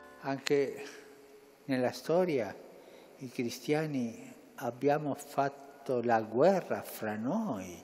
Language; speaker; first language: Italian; non-native, fluent; Spanish